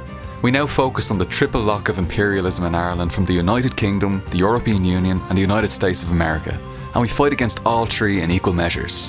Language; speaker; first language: English; native; English